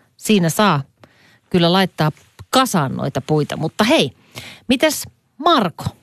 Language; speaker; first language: Finnish; native; Finnish